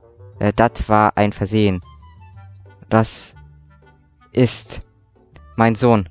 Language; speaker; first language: German; native; German